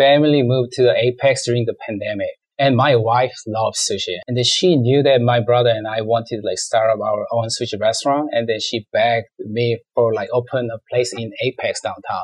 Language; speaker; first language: English; non-native, learner; Korean